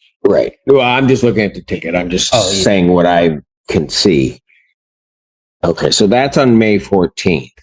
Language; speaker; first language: English; native; English